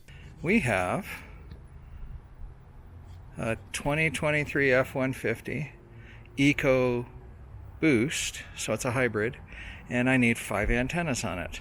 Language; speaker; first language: English; native; English